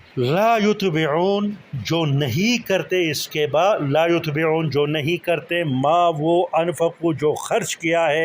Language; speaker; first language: Urdu; non-native, local second language; Pashto